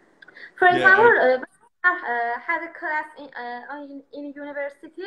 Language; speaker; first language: English; non-native, learner; Persian